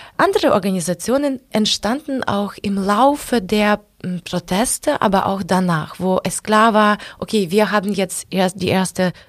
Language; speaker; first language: German; non-native, fluent; Ukrainian